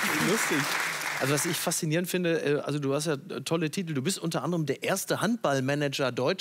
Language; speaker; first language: German; native; German